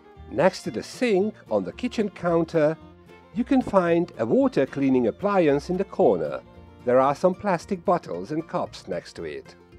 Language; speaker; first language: English; non-native, fluent; Hungarian